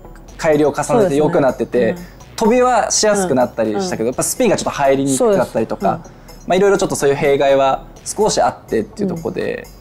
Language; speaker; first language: Japanese; native; Japanese